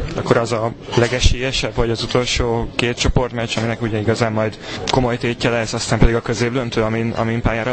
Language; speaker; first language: Hungarian; native; Hungarian